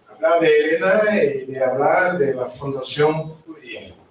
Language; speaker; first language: Spanish; non-native, learner; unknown